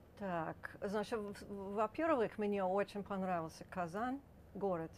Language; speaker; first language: Russian; non-native, fluent; English